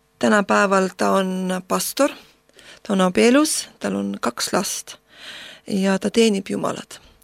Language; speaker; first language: Estonian; non-native, local second language; Russian